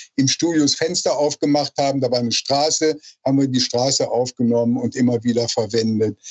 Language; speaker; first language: German; native; German